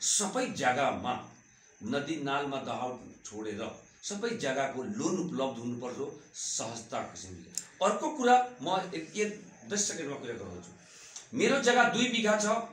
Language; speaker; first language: Nepali; non-native, local second language; Bhojpuri